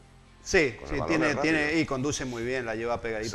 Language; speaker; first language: Spanish; native; Spanish